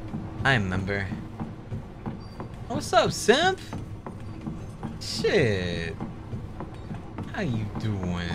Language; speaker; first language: English; native; English